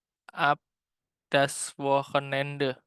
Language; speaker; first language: German; non-native, fluent; Indonesian